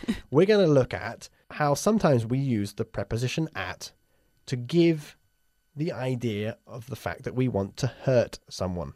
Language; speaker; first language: English; native; English